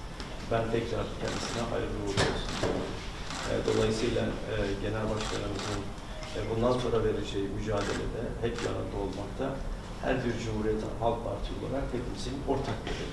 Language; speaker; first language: Turkish; native; Turkish